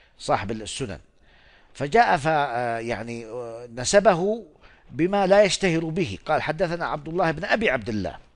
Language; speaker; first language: Arabic; non-native, fluent; Oromo